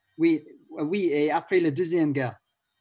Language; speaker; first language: French; non-native, learner; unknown